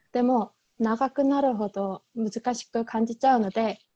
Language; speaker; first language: Japanese; non-native, fluent; Korean